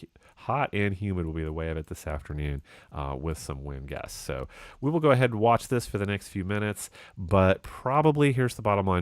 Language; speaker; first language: English; native; English